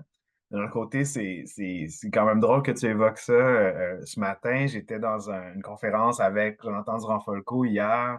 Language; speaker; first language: French; native; French